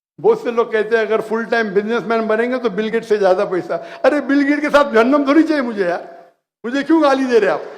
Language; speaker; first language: Hindi; non-native, local second language; Konkani